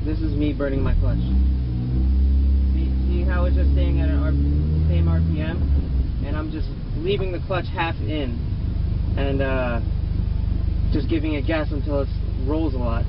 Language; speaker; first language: English; native; English